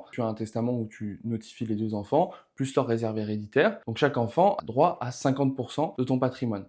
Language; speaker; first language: French; native; French